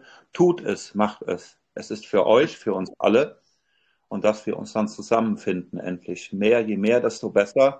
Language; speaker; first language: German; native; German